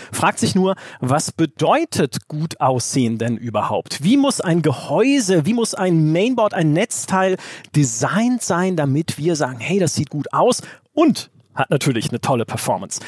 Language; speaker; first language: German; native; German